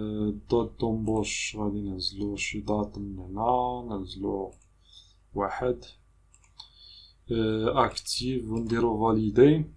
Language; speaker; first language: Arabic; native; Arabic